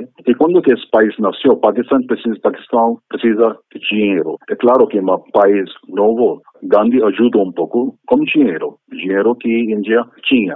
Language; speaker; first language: Portuguese; non-native, fluent; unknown